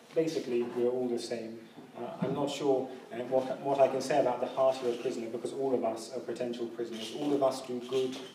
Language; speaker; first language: English; native; English